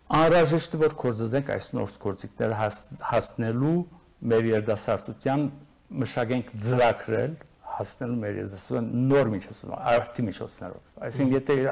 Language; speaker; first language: Armenian; early bilingual, heritage; Armenian